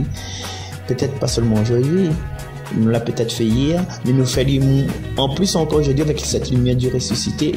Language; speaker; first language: French; non-native, learner; Réunion Creole French